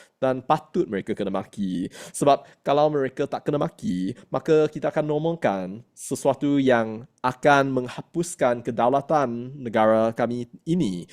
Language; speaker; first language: Malay; non-native, local second language; English